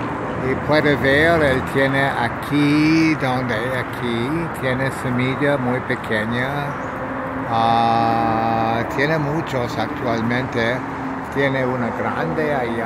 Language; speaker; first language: Spanish; non-native, learner; English